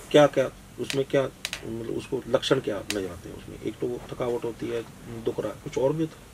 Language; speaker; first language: Hindi; non-native, local second language; Punjabi